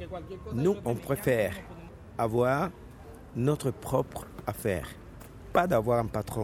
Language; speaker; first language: French; non-native, fluent; Spanish